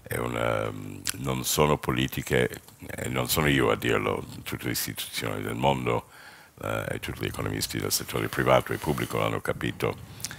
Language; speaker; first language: Italian; non-native, fluent; English